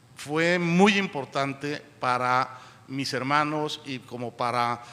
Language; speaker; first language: Spanish; native; Spanish